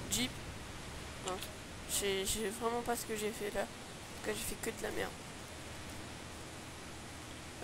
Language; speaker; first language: French; native; French